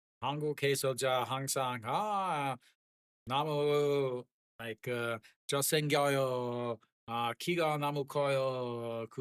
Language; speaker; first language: Korean; non-native, learner; English